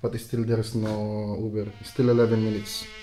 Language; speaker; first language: English; non-native, local second language; Filipino